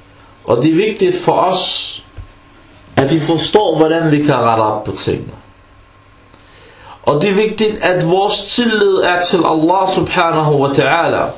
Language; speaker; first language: Danish; early bilingual, other home language; Arabic